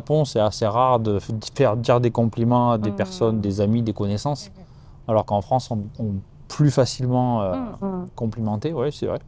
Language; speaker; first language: French; native; French